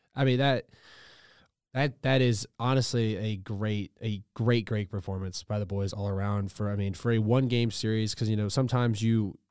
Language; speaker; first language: English; native; English